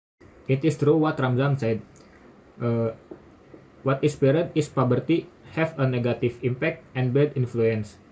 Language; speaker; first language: English; non-native, learner; Indonesian